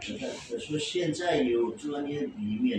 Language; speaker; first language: Chinese; non-native, fluent; Bangla